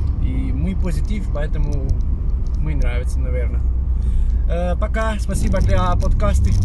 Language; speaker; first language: Russian; non-native, learner; Dutch